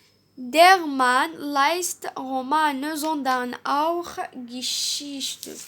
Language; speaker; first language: German; non-native, learner; Arabic